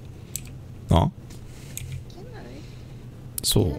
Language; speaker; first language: Japanese; non-native, learner; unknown